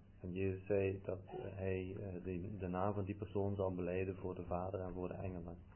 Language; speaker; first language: Dutch; native; Dutch